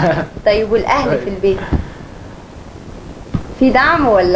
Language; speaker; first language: Arabic; native; Arabic